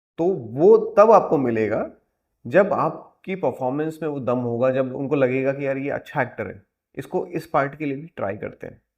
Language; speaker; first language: Hindi; native; Hindi